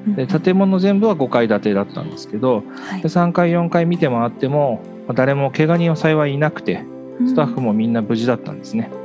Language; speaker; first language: Japanese; native; Japanese